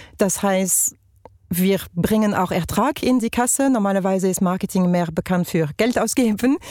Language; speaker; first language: German; non-native, fluent; French